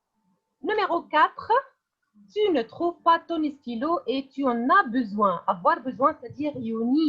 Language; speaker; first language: French; non-native, fluent; Arabic